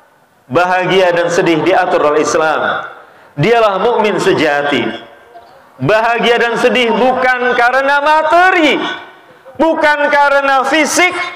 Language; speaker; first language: Indonesian; native; Indonesian